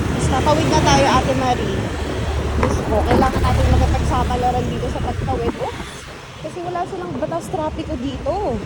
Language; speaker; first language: Filipino; native; Filipino